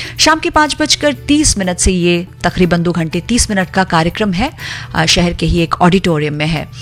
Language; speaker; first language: Hindi; non-native, local second language; Bangla